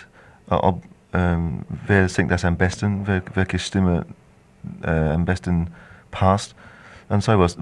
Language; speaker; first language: German; non-native, fluent; English